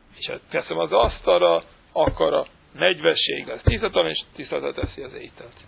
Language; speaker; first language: Hungarian; non-native, fluent; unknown